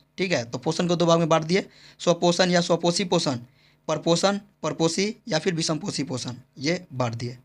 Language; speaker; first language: Hindi; native; Hindi